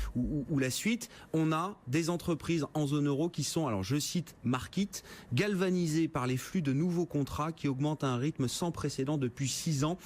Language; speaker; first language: French; native; French